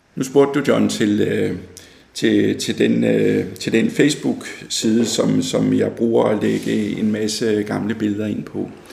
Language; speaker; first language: Danish; native; Danish